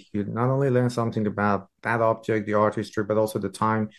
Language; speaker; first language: English; non-native, fluent; Persian